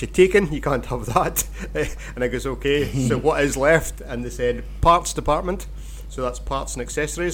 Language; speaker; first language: English; native; English